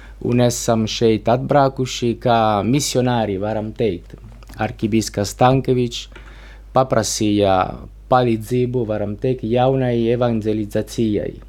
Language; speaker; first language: Latvian; non-native, learner; Italian